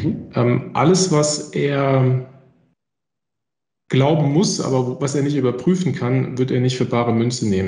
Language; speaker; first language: German; native; German